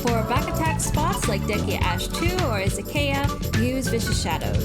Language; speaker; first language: English; native; English